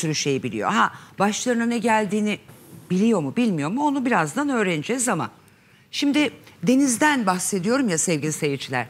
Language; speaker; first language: Turkish; native; Turkish